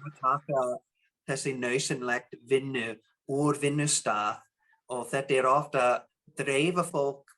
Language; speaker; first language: Icelandic; non-native, learner; English